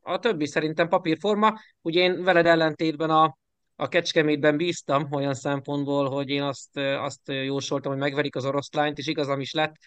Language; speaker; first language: Hungarian; native; Hungarian